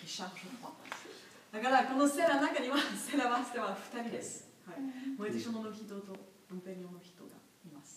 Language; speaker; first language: Japanese; non-native, learner; French